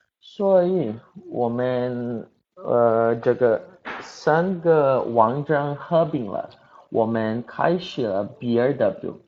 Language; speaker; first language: Chinese; non-native, learner; Portuguese